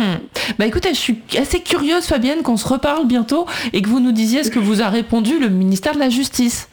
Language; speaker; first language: French; native; French